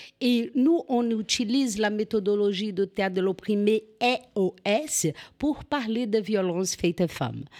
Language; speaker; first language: French; non-native, fluent; Portuguese